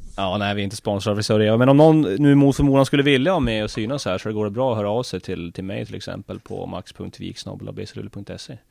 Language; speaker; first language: Swedish; native; Swedish